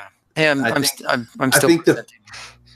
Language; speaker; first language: English; native; English